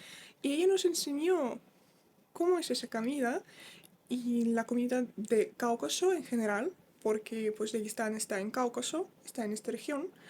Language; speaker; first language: Spanish; non-native, fluent; Russian